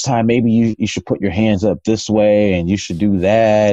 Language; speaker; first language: English; native; English